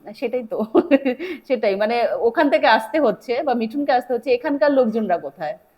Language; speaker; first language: Bangla; native; Bangla